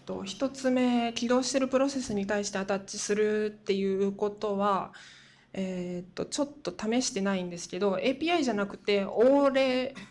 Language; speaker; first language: Japanese; native; Japanese